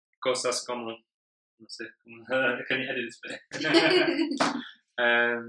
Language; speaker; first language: Spanish; non-native, learner; English